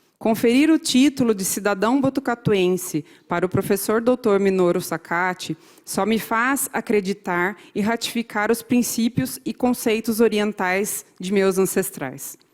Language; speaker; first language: Portuguese; native; Portuguese